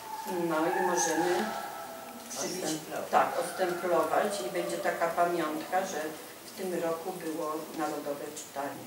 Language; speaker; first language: Polish; native; Polish